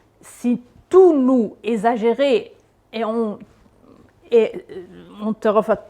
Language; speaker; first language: French; non-native, local second language; Swiss German